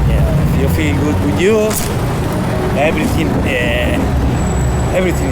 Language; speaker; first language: English; non-native, learner; Spanish